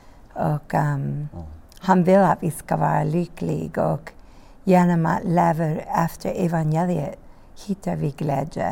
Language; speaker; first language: Swedish; non-native, learner; English